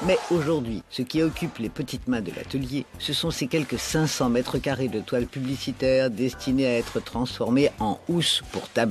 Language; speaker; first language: French; native; French